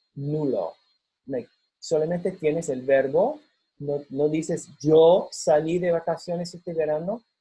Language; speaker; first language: Spanish; non-native, fluent; English